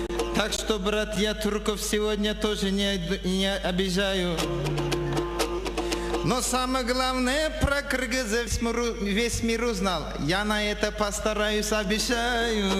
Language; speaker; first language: Russian; non-native, local second language; Kyrgyz